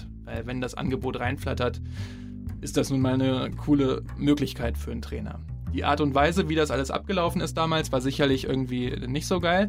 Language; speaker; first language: German; native; German